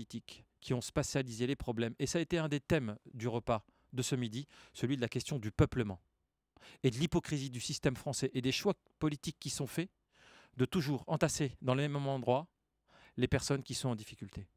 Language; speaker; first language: French; native; French